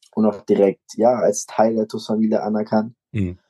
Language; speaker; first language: German; native; German